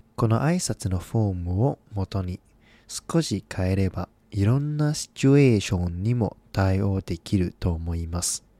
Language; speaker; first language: Japanese; non-native, fluent; Cantonese